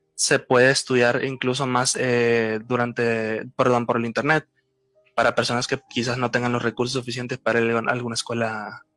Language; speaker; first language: Spanish; native; Spanish